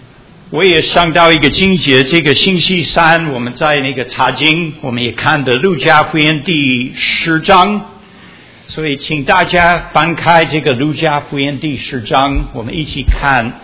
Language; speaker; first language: Chinese; early bilingual, heritage; Chinese